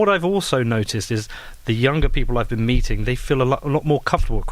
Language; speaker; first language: English; native; English